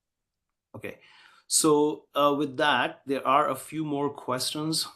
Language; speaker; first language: English; native; English